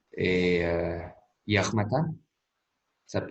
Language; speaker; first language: French; non-native, learner; Spanish